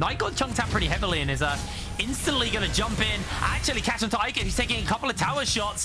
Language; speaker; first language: English; native; English